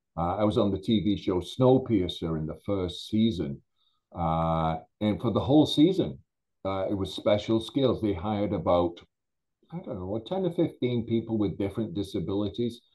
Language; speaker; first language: English; native; English